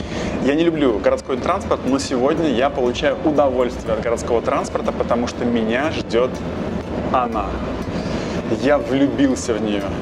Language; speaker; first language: Russian; native; Russian